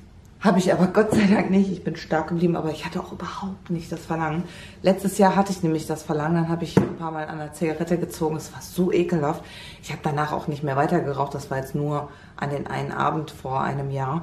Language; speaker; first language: German; native; German